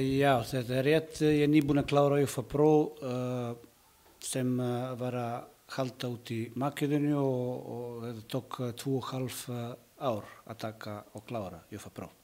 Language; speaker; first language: Icelandic; non-native, learner; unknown